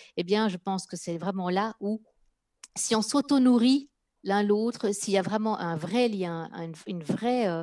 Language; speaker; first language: French; early bilingual, other home language; Dutch